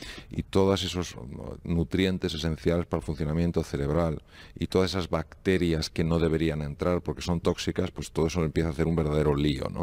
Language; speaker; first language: Spanish; native; Spanish